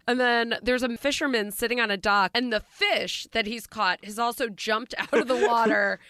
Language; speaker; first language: English; native; English